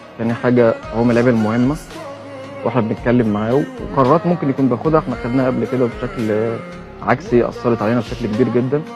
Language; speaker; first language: Egyptian Arabic; native; Egyptian Arabic